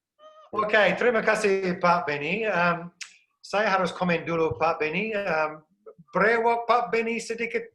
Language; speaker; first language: Indonesian; non-native, fluent; English